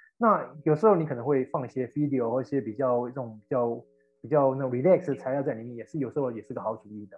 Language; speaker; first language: Chinese; native; Chinese